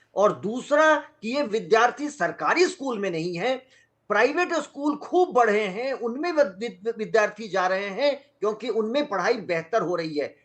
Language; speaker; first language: Hindi; non-native, local second language; Magahi